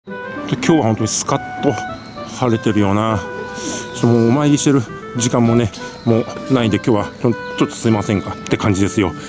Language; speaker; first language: Japanese; native; Japanese